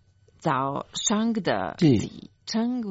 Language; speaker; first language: Chinese; non-native, learner; Croatian